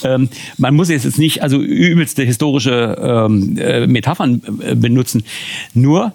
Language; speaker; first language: German; native; German